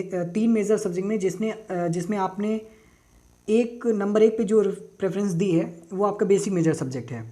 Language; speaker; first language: Hindi; native; Hindi